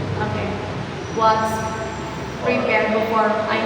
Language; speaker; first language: English; non-native, learner; Indonesian